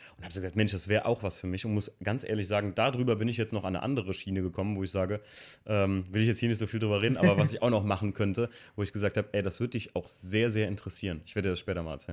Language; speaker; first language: German; native; German